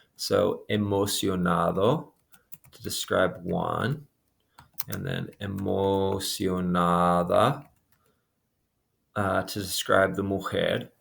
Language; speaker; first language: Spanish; non-native, fluent; English